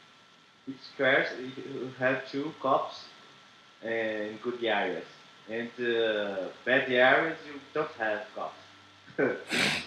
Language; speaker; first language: English; non-native, learner; Portuguese